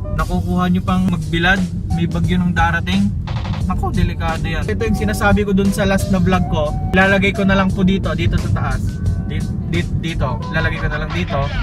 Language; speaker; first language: Filipino; non-native, local second language; Iloko